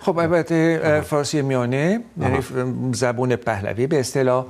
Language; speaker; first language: Persian; non-native, fluent; Dutch